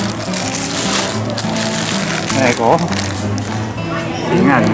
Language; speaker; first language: Vietnamese; non-native, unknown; Japanese